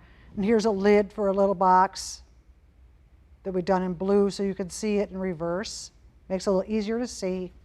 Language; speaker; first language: English; native; English